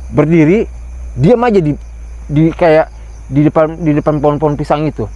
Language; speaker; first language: Malay; native; Malay